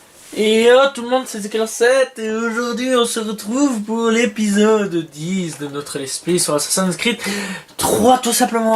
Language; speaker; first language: French; native; French